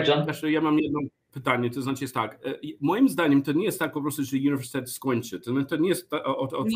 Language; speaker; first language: Polish; non-native, learner; English